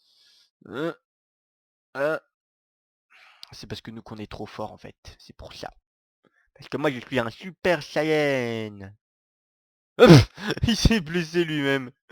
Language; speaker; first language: French; native; French